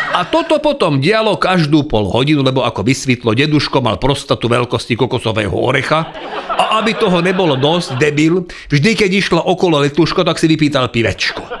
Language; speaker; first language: Slovak; non-native, local second language; Hungarian